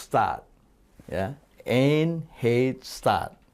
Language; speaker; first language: Dutch; non-native, fluent; Indonesian